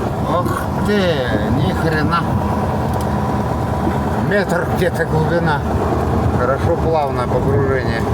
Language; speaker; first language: Russian; native; Russian